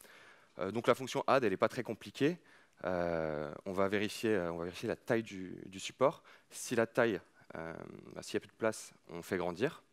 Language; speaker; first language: French; native; French